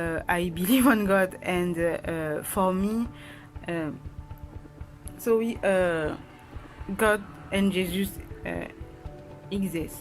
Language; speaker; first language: English; non-native, learner; French